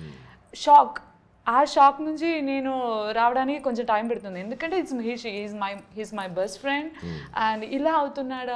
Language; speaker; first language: Telugu; non-native, learner; Malayalam